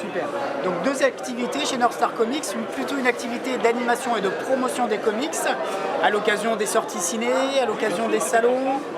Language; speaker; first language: French; native; French